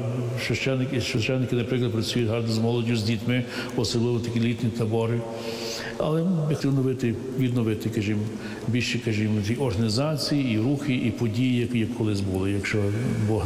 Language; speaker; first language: Ukrainian; early bilingual, heritage; English